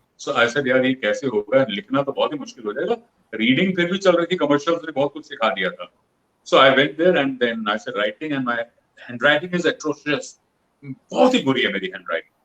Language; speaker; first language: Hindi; non-native, local second language; Punjabi